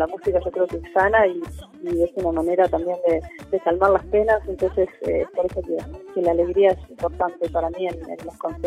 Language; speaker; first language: Spanish; native; Spanish